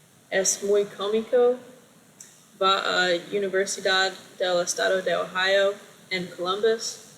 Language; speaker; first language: Spanish; non-native, learner; English